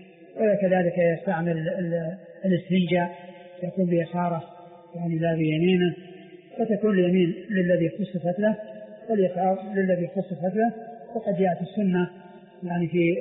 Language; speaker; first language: Arabic; native; Arabic